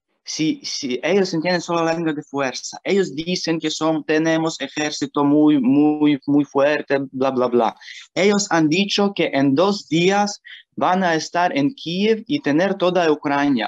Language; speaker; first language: Spanish; non-native, learner; Ukrainian